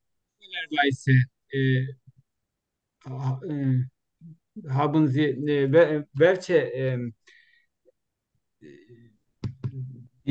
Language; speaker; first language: German; non-native, learner; Turkish